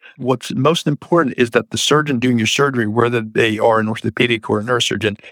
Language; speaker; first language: English; early bilingual, other home language; Persian